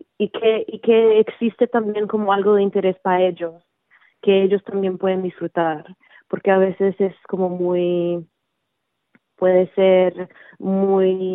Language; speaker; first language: Spanish; early bilingual, heritage; Spanish